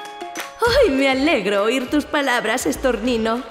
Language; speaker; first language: Spanish; native; Spanish